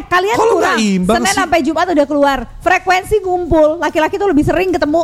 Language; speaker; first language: Indonesian; native; Indonesian